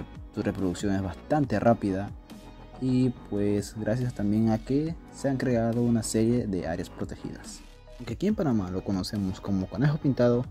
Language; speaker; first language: Spanish; native; Spanish